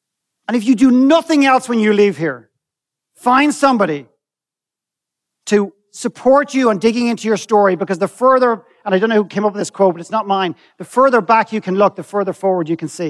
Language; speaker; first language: English; native; English